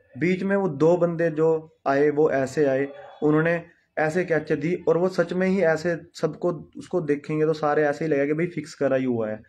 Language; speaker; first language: Hindi; non-native, local second language; Punjabi